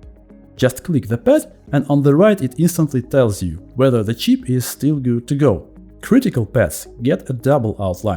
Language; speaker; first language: English; non-native, fluent; Russian